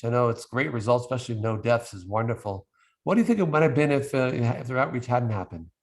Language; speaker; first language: English; native; English